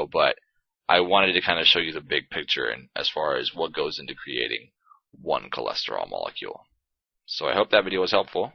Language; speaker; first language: English; native; English